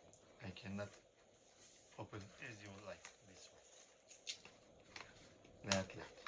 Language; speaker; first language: English; non-native, learner; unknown